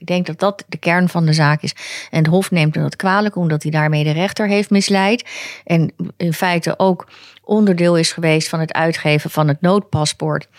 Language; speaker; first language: Dutch; native; Dutch